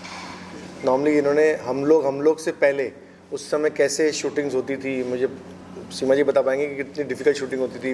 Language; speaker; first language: Hindi; native; Hindi